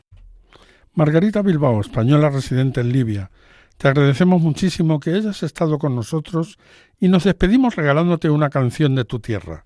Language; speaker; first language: Spanish; native; Spanish